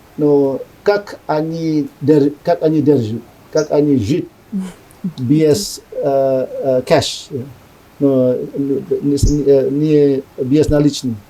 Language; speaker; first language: Russian; non-native, learner; Indonesian